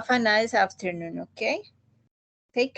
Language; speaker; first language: English; non-native, learner; Spanish